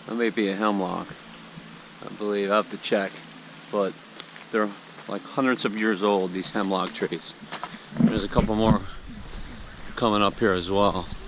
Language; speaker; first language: English; native; English